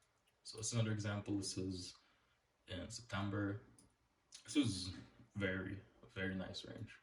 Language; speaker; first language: English; native; English